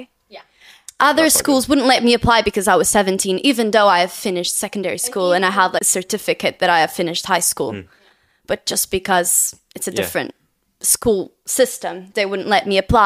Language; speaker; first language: English; non-native, fluent; Portuguese